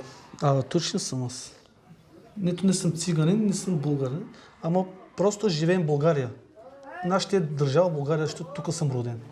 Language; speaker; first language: Bulgarian; non-native, local second language; Turkish